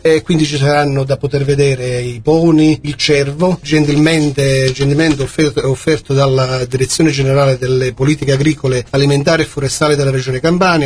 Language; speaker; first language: Italian; native; Italian